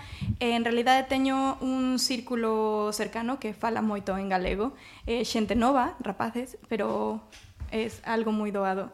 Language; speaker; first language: Galician; non-native, learner; Spanish